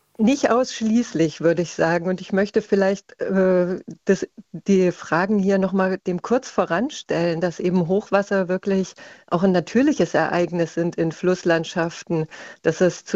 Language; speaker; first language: German; native; German